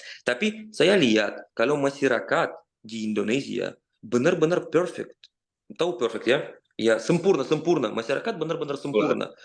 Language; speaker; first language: Indonesian; non-native, fluent; Russian